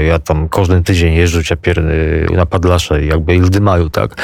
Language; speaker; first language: Polish; non-native, local second language; Belarusian